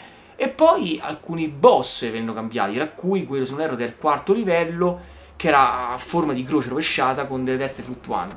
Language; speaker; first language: Italian; native; Italian